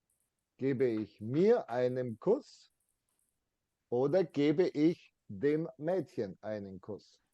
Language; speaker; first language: German; non-native, fluent; English